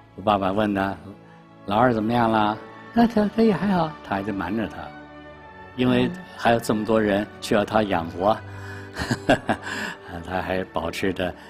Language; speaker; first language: Chinese; native; Chinese